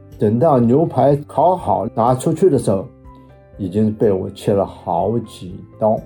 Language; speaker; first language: Chinese; native; Chinese